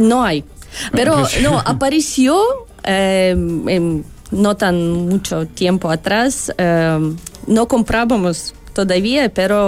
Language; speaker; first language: Spanish; non-native, learner; Russian